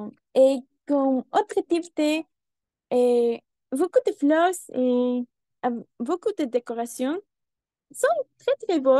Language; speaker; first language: French; non-native, learner; Spanish